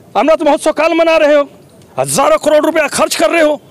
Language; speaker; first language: Hindi; native; Hindi